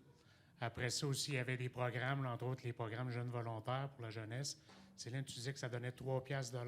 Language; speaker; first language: French; native; French